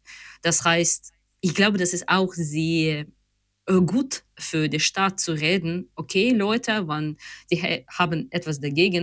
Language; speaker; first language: German; non-native, fluent; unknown